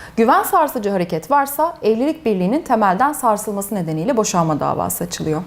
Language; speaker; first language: Turkish; early bilingual, heritage; Turkish